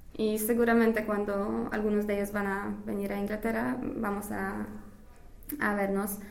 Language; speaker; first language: Spanish; non-native, fluent; English